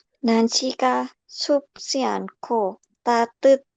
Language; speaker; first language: Korean; non-native, learner; Thai